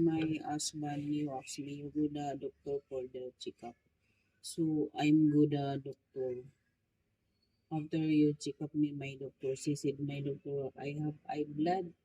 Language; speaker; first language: English; non-native, learner; Filipino